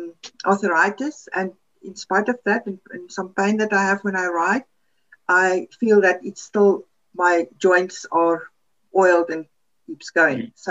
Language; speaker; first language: English; non-native, local second language; Afrikaans